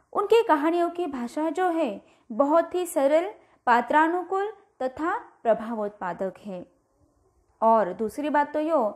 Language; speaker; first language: Hindi; non-native, local second language; Marathi